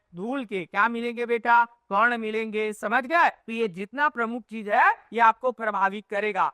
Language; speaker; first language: Hindi; native; Hindi